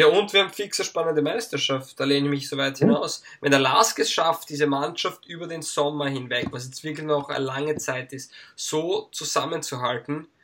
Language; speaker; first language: German; native; German